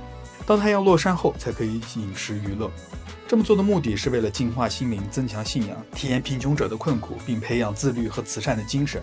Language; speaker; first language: Chinese; native; Chinese